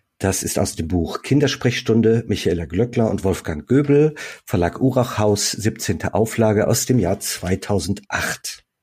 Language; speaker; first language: German; native; German